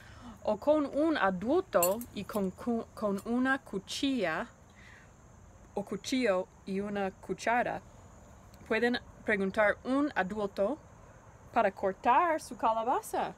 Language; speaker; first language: Spanish; non-native, learner; English